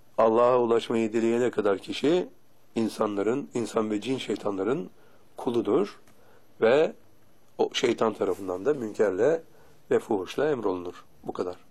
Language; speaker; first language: Turkish; native; Turkish